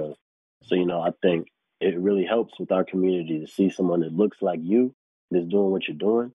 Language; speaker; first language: English; native; English